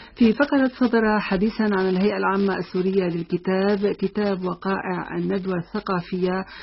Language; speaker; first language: Arabic; native; Arabic